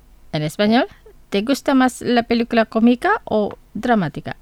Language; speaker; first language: Spanish; non-native, fluent; Indonesian